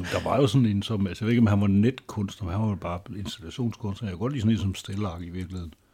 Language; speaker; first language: Danish; native; Danish